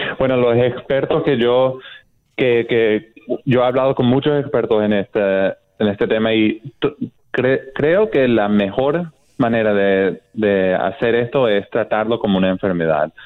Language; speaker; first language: Spanish; non-native, fluent; English